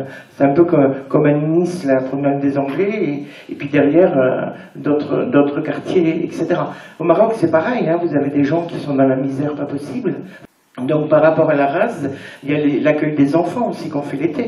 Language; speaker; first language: French; native; French